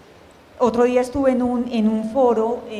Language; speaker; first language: Spanish; native; Spanish